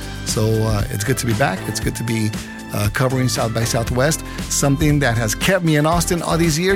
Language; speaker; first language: English; early bilingual, other home language; Spanish